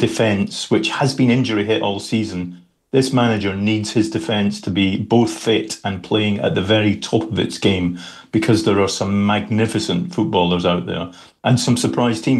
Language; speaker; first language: English; native; English